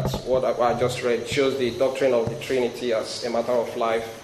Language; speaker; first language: English; non-native, local second language; Igbo